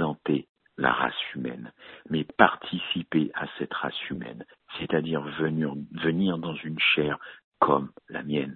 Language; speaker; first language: French; native; French